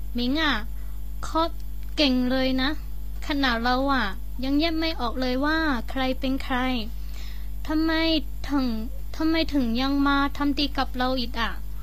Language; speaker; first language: Thai; non-native, learner; Chinese